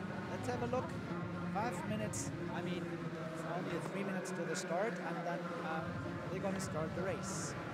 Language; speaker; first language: English; non-native, fluent; German